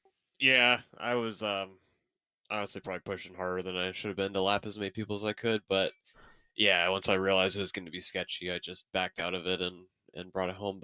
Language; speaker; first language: English; native; English